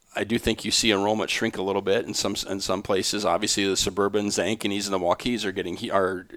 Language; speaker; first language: English; native; English